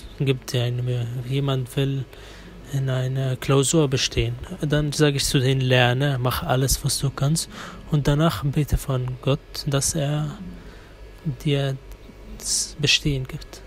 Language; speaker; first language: German; non-native, fluent; Arabic